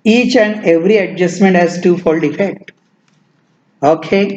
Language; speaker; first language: Hindi; non-native, local second language; Marathi